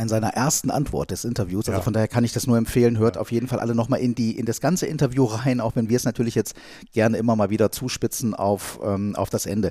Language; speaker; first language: German; native; German